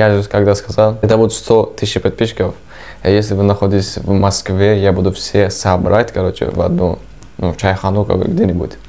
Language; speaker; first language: Russian; non-native, fluent; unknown